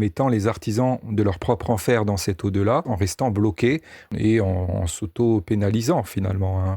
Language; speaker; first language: French; native; French